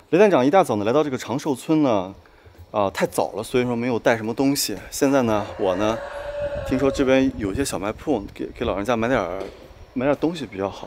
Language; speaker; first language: Chinese; native; Chinese